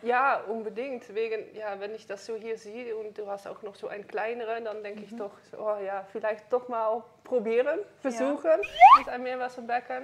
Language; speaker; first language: German; non-native, learner; Dutch